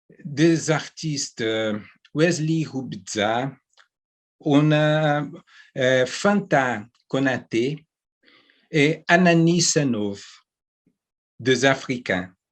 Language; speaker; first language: French; non-native, fluent; Portuguese